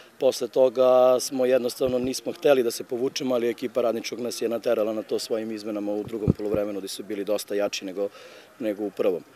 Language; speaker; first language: Serbian; native; Serbian